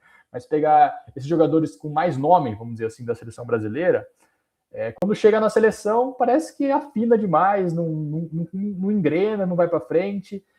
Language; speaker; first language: Portuguese; native; Portuguese